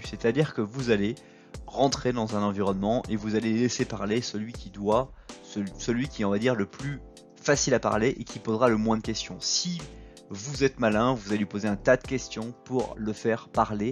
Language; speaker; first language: French; native; French